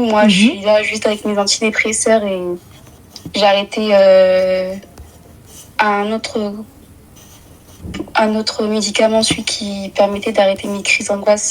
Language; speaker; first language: French; early bilingual, other home language; Arabic